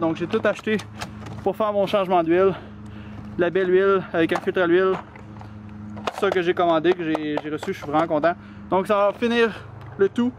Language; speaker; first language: French; native; French